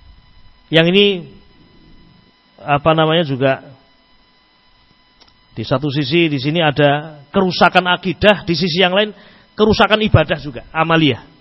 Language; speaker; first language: Indonesian; non-native, local second language; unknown